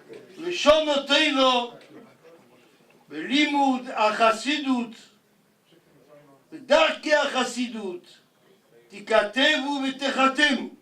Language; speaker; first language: Hebrew; non-native, fluent; Yiddish